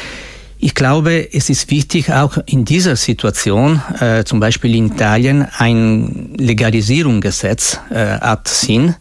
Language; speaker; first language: German; non-native, fluent; Italian